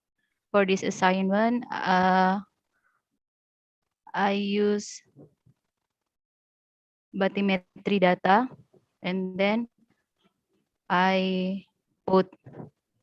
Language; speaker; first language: English; non-native, learner; Indonesian